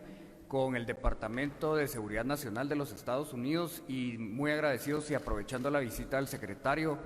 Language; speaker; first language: Spanish; native; Spanish